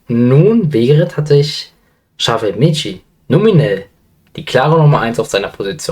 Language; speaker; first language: German; native; German